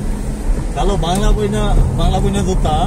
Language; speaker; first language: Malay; non-native, learner; Bangla